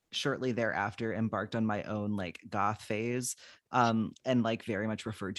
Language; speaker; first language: English; native; English